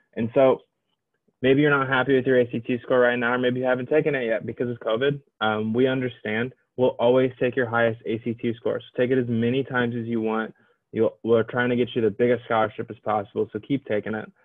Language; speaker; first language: English; native; English